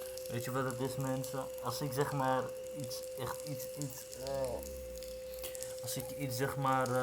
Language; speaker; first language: Dutch; non-native, local second language; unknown